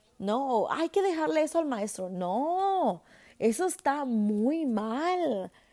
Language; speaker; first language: Spanish; early bilingual, heritage; Spanish